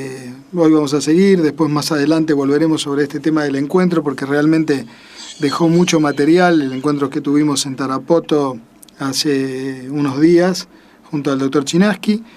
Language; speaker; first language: Spanish; native; Spanish